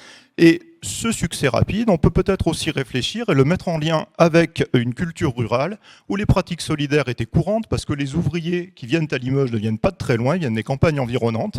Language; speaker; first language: French; native; French